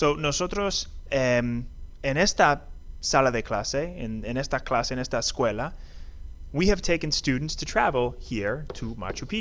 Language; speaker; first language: Spanish; non-native, fluent; English